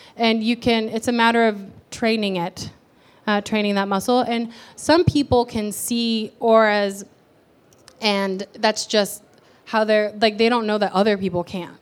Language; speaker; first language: English; early bilingual, other home language; Spanish